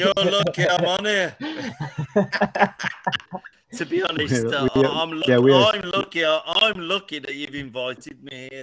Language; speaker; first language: English; native; English